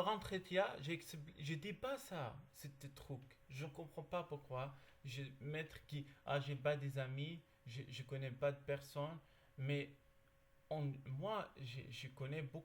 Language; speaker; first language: French; non-native, learner; Arabic